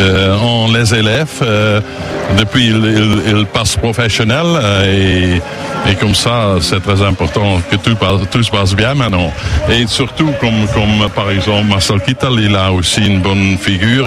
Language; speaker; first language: French; non-native, learner; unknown